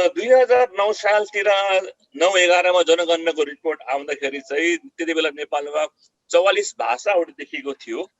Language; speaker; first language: Nepali; non-native, local second language; Eastern Tamang